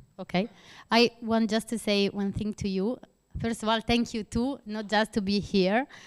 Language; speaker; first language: English; non-native, fluent; Italian